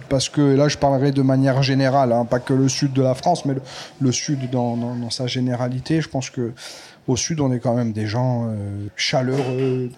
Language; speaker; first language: French; native; French